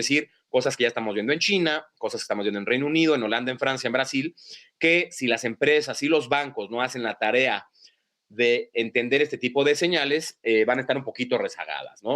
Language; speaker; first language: Spanish; native; Spanish